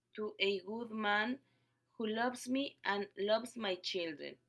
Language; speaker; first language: English; non-native, learner; Spanish